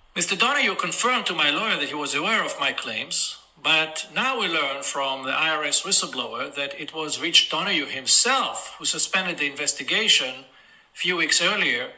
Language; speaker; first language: English; non-native, fluent; Hebrew